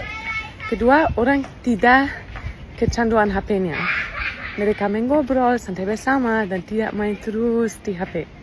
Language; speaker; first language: Indonesian; non-native, fluent; German